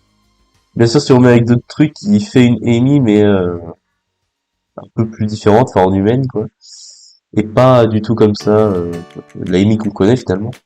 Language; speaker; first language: French; native; French